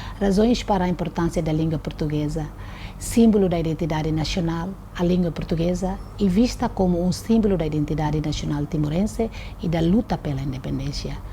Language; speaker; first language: Portuguese; non-native, local second language; Tetum